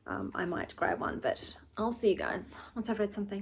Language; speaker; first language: English; native; English